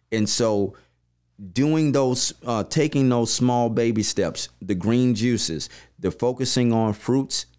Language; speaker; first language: English; native; English